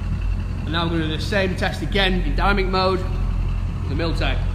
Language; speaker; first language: English; native; English